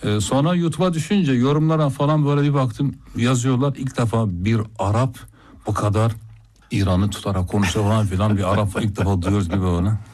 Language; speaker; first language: Turkish; native; Turkish